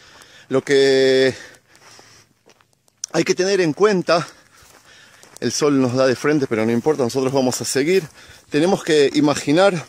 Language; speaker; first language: Spanish; native; Spanish